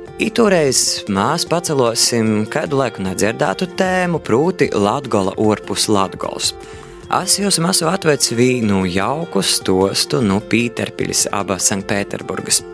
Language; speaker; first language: Latvian; native; Latvian